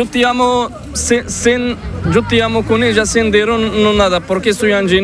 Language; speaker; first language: Spanish; non-native, learner; Arabic